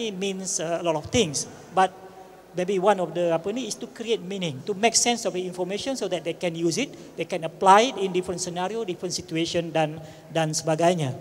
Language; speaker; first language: English; non-native, local second language; Malay